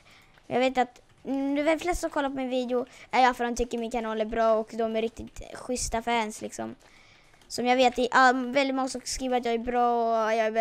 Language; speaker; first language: Swedish; native; Swedish